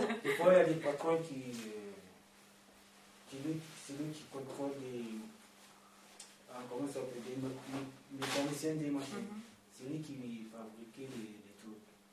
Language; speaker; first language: French; non-native, learner; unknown